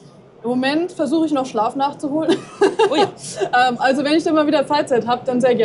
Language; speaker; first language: German; native; German